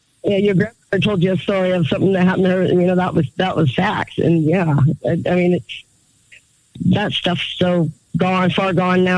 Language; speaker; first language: English; native; English